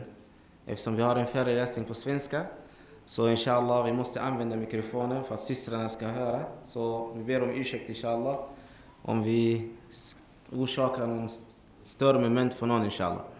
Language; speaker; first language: Swedish; non-native, fluent; Arabic